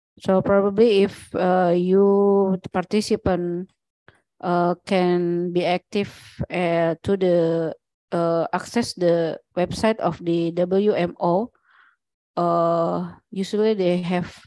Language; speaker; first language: English; non-native, learner; Indonesian